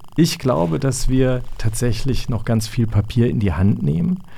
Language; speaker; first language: German; native; German